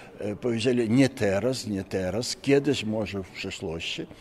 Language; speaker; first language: Polish; non-native, learner; Ukrainian